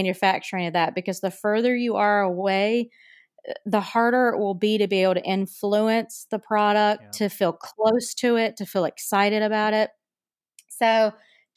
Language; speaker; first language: English; native; English